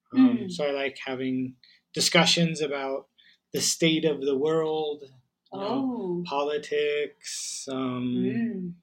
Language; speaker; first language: English; native; English